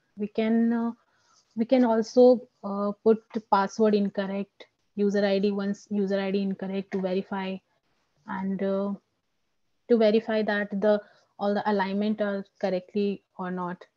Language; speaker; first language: English; non-native, local second language; Hindi